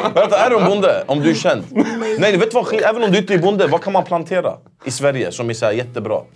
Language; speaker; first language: Swedish; early bilingual, other home language; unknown